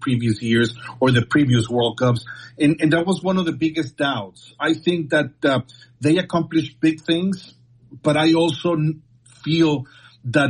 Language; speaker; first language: English; non-native, fluent; Spanish